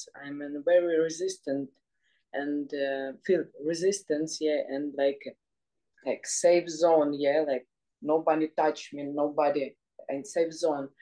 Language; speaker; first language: English; non-native, learner; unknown